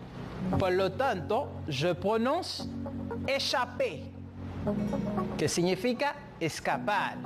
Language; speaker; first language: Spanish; non-native, fluent; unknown